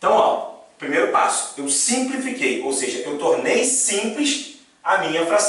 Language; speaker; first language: Portuguese; native; Portuguese